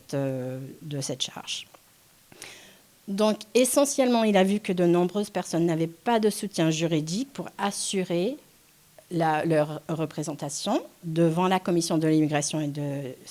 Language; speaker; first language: French; non-native, local second language; English